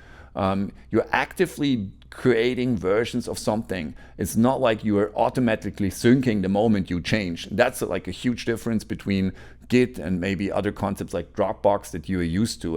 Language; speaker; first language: English; non-native, fluent; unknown